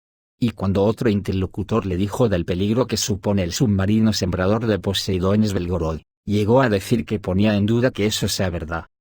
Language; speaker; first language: Spanish; native; Spanish